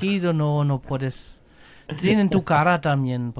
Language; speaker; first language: Spanish; non-native, learner; German